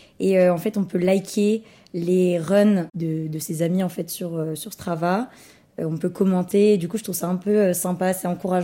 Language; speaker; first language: French; native; French